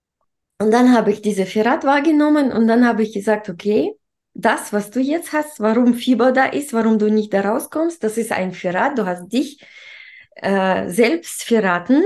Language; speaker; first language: German; non-native, fluent; Russian